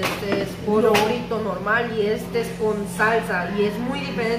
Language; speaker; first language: Spanish; early bilingual, other home language; Korean